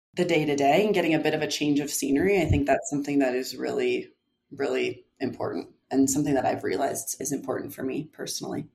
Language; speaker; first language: English; native; English